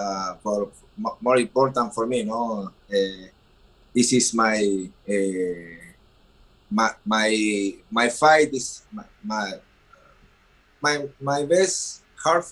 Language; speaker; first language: English; non-native, learner; Spanish